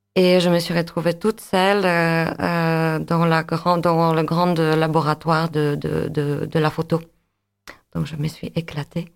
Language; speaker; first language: French; non-native, fluent; Polish